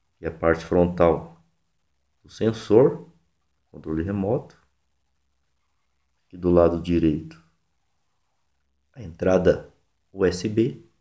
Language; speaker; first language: Portuguese; native; Portuguese